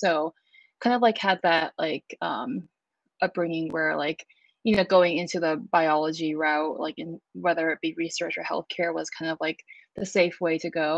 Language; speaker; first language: English; native; English